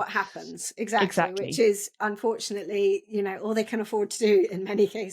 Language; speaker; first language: English; native; English